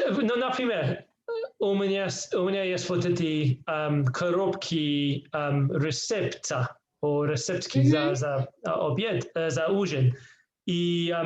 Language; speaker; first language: Russian; non-native, learner; English